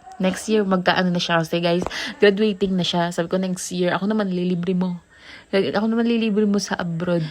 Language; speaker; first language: Filipino; native; Filipino